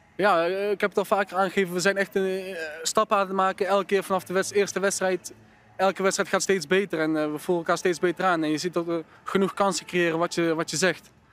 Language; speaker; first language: Dutch; native; Dutch